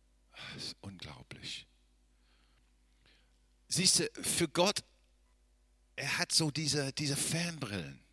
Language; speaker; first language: German; non-native, fluent; English